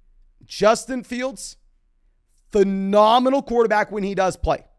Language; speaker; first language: English; native; English